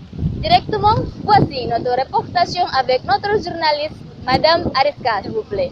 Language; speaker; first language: French; non-native, learner; Indonesian